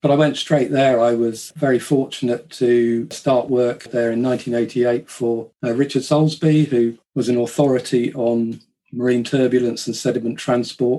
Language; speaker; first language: English; native; English